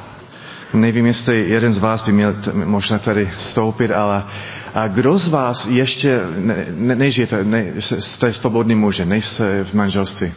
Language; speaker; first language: Czech; non-native, learner; English